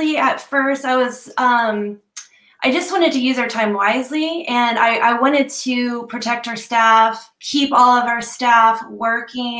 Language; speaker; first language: English; native; English